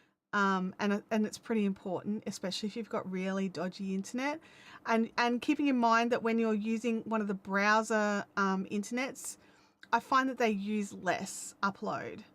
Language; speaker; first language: English; native; English